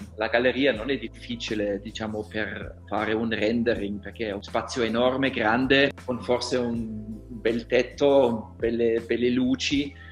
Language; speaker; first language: Italian; non-native, learner; German